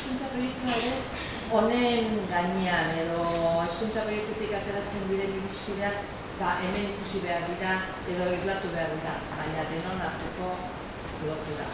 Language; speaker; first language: Basque; native; Basque